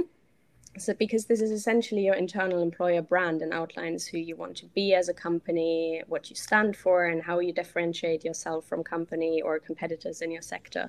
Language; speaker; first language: English; non-native, fluent; German